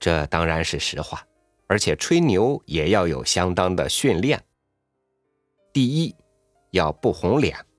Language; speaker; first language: Chinese; native; Chinese